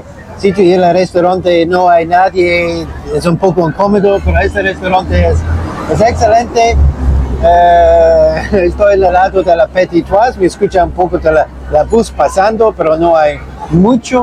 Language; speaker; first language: Spanish; non-native, learner; English